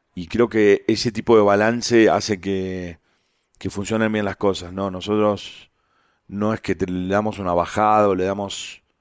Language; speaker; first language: Spanish; native; Spanish